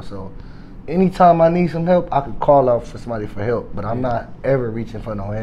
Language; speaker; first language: English; native; English